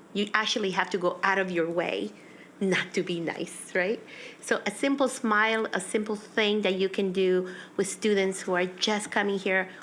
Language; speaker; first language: English; early bilingual, other home language; Spanish